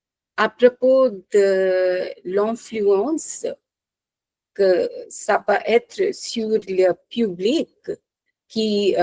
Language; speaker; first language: French; non-native, fluent; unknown